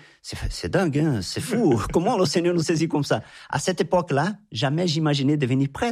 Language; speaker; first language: French; non-native, fluent; Portuguese